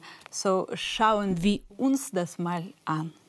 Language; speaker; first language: German; non-native, learner; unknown